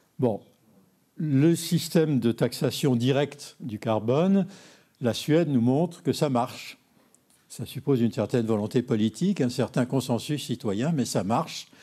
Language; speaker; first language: French; native; French